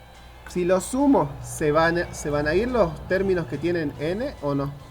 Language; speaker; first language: Spanish; native; Spanish